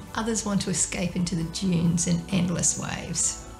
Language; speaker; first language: English; native; English